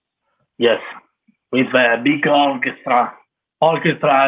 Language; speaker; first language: English; non-native, learner; Italian